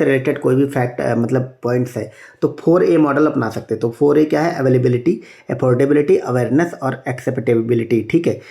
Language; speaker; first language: Hindi; native; Hindi